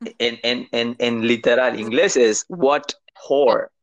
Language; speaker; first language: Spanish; non-native, learner; English